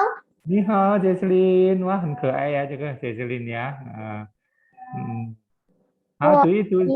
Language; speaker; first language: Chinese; non-native, fluent; Indonesian